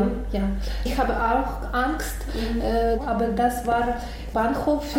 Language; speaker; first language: German; non-native, learner; Ukrainian